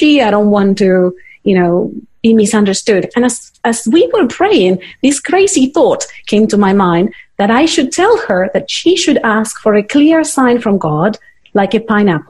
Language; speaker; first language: English; non-native, fluent; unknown